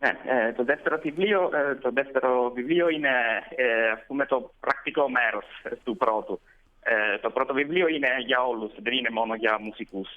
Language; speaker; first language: Greek; non-native, fluent; Italian